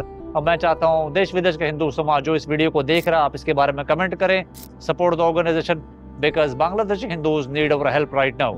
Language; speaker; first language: Hindi; native; Hindi